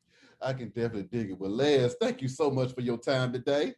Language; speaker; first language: English; native; English